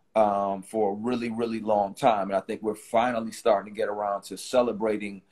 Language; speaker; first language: English; native; English